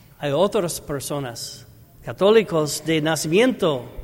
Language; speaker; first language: Spanish; non-native, learner; English